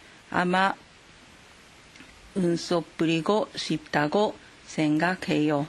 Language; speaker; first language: Korean; non-native, fluent; Japanese